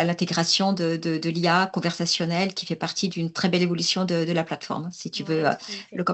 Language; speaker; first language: French; native; French